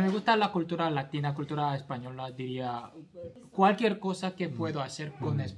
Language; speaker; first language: Spanish; non-native, fluent; Korean